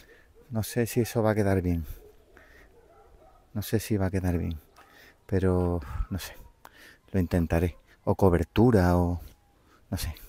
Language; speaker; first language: Spanish; native; Spanish